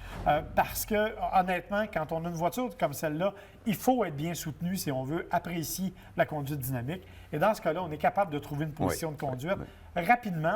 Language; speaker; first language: French; native; French